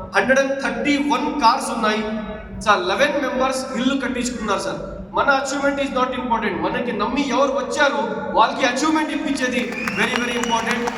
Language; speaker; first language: Telugu; non-native, local second language; Urdu